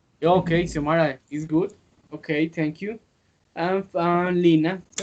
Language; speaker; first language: English; non-native, fluent; Spanish